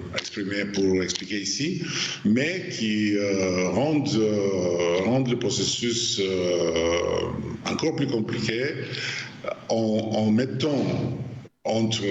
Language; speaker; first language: French; non-native, fluent; Albanian